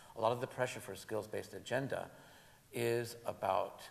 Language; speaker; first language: English; native; English